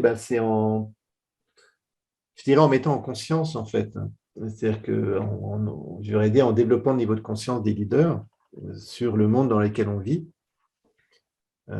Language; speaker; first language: French; native; French